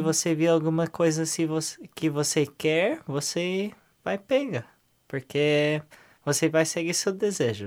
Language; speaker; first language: Portuguese; non-native, learner; English